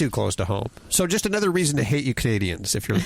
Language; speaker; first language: English; native; English